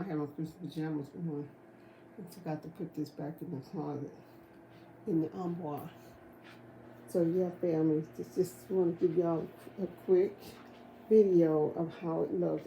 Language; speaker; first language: English; native; English